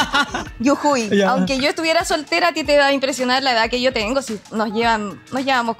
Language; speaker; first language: Spanish; native; Spanish